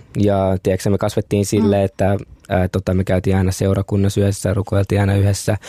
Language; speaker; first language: Finnish; early bilingual, other home language; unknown